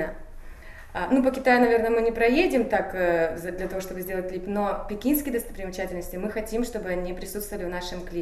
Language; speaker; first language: Russian; native; Russian